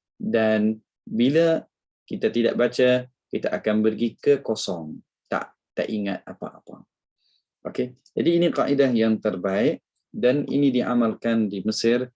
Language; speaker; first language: Malay; non-native, fluent; Arabic